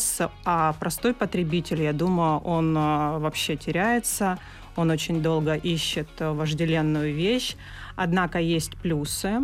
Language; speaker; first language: Russian; native; Russian